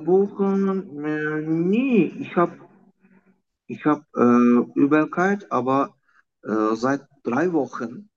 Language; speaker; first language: German; non-native, learner; Turkish